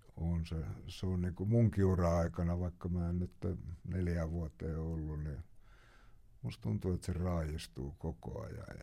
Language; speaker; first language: Finnish; native; Finnish